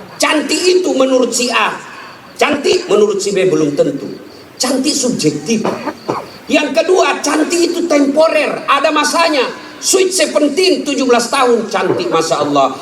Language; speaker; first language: Indonesian; native; Indonesian